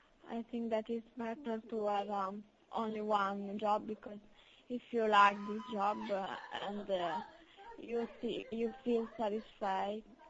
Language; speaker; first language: English; non-native, learner; Italian